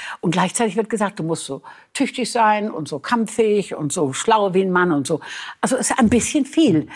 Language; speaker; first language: German; native; German